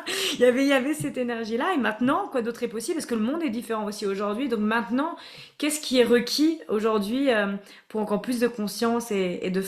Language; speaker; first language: French; native; French